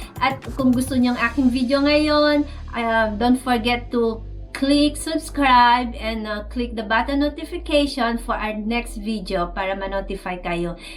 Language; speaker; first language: Filipino; native; Filipino